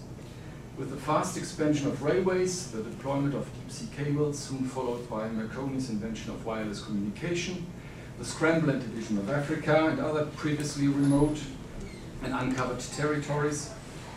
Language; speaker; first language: English; non-native, fluent; German